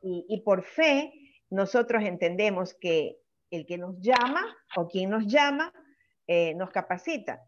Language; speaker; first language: Spanish; native; Spanish